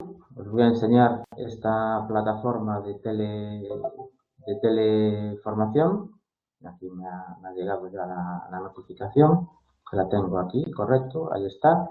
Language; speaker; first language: Spanish; native; Spanish